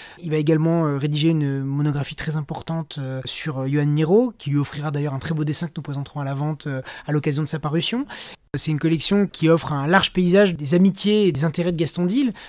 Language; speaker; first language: French; native; French